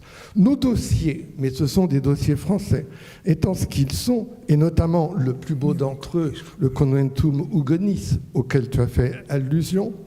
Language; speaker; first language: French; native; French